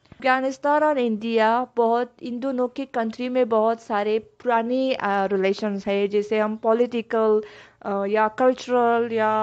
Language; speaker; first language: Hindi; non-native, fluent; Persian